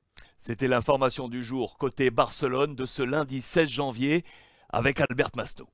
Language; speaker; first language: French; native; French